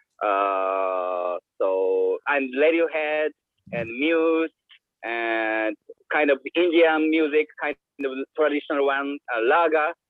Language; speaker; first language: English; non-native, learner; Japanese